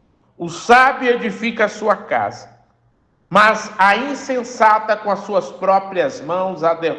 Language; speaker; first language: Portuguese; native; Portuguese